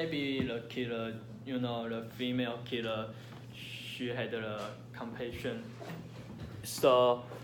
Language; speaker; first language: English; non-native, learner; Chinese